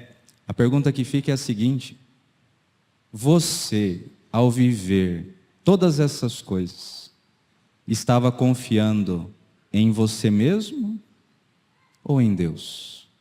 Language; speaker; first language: Portuguese; native; Portuguese